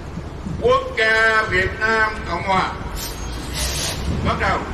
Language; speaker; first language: Vietnamese; native; Vietnamese